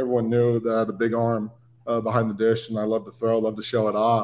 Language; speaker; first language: English; native; English